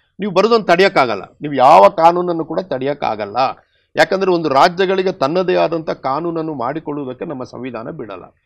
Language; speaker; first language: Kannada; non-native, local second language; Tulu